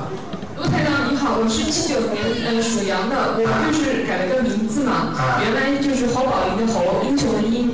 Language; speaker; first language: Chinese; native; Chinese